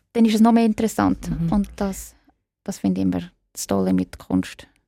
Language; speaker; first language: German; native; German